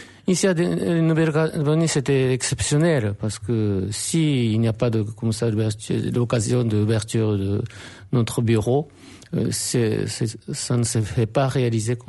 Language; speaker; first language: French; non-native, fluent; Japanese